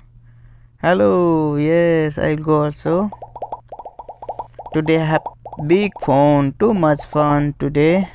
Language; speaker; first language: English; non-native, learner; Nepali